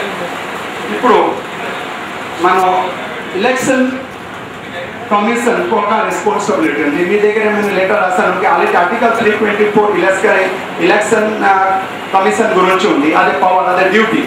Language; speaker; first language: Telugu; non-native, local second language; Hindi